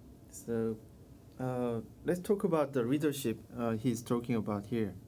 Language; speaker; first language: English; non-native, learner; Korean